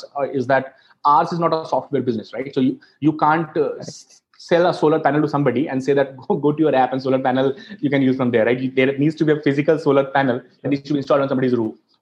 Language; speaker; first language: English; non-native, local second language; Hindi